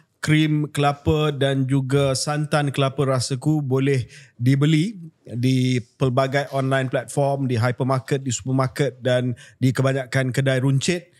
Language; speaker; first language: Malay; native; Malay